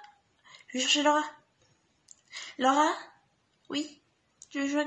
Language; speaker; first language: French; native; French